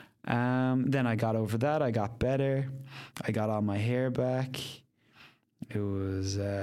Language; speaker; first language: English; native; English